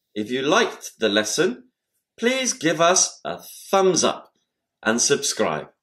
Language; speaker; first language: English; native; English